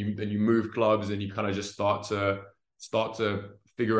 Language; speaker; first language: English; native; English